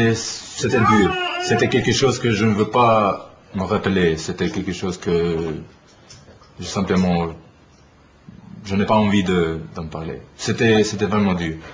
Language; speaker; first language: French; non-native, learner; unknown